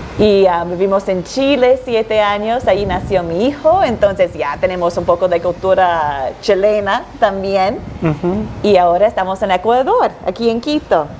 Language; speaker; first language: Spanish; non-native, fluent; English